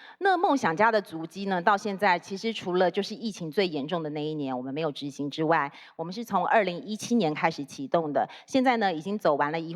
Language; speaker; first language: Chinese; native; Chinese